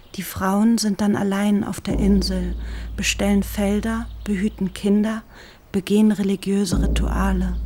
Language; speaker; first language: German; native; German